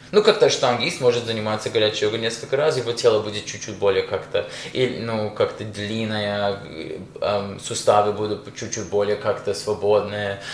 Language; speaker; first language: Russian; non-native, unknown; English